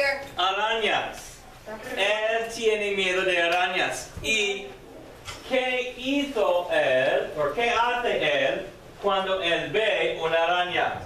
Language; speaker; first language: Spanish; non-native, fluent; English